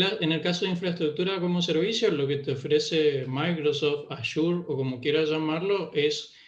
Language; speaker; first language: Spanish; native; Spanish